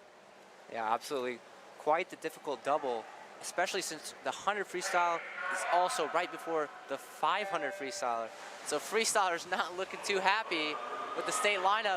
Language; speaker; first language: English; native; English